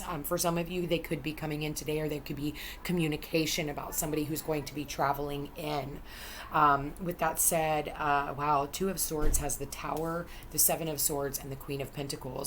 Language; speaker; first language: English; native; English